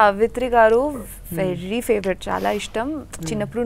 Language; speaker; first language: Telugu; non-native, learner; Bangla